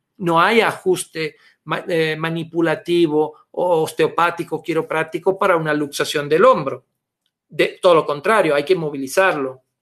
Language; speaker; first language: Spanish; non-native, fluent; Italian